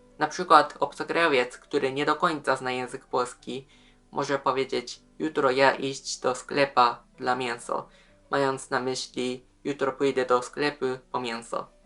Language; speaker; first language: Polish; non-native, fluent; Japanese